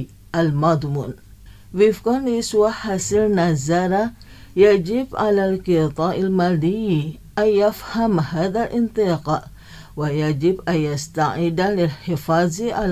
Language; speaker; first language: Arabic; non-native, fluent; Indonesian